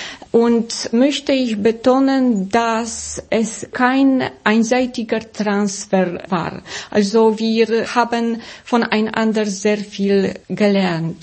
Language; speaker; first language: German; non-native, fluent; Polish